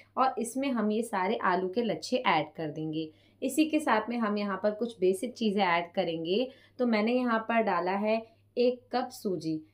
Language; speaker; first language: Hindi; non-native, local second language; Punjabi